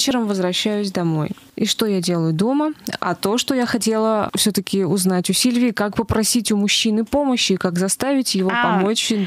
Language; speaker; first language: Russian; native; Russian